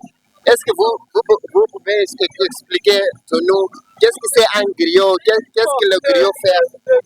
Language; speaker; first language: French; non-native, learner; Portuguese